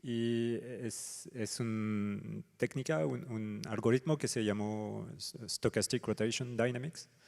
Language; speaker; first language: Spanish; non-native, fluent; French